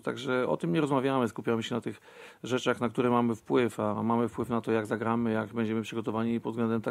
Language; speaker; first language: Polish; native; Polish